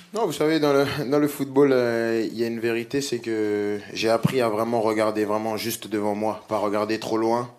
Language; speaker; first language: French; native; French